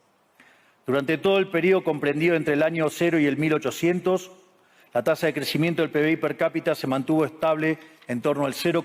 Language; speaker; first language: Spanish; native; Spanish